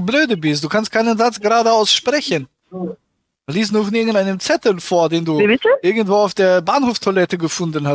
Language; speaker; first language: German; native; German